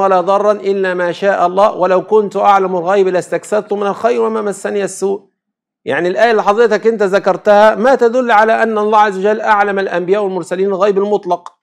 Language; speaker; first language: Arabic; native; Arabic